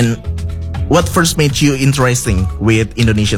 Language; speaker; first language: English; non-native, fluent; Indonesian